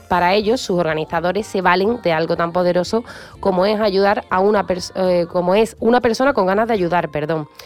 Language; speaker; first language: Spanish; native; Spanish